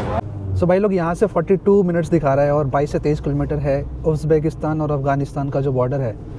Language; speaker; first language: Hindi; native; Hindi